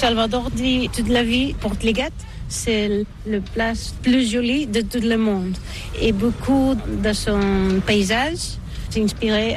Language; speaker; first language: French; non-native, learner; Catalan